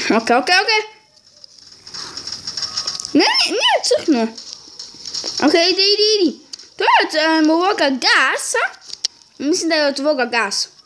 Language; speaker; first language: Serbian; early bilingual, heritage; Serbian